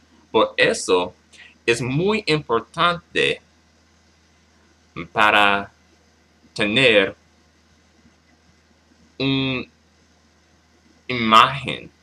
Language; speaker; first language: Spanish; non-native, learner; English